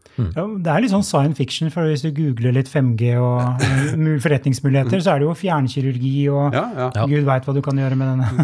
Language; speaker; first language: Norwegian; native; Norwegian